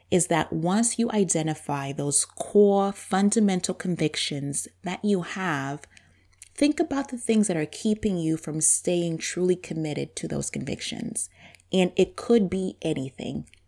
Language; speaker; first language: English; non-native, local second language; Bemba